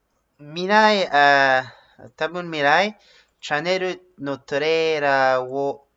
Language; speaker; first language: Japanese; non-native, learner; English